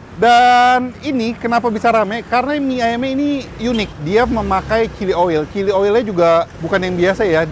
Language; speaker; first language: Indonesian; native; Indonesian